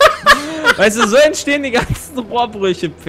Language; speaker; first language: German; native; German